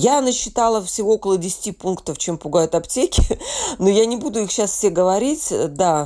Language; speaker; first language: Russian; native; Russian